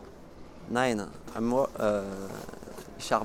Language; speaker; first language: German; non-native, learner; French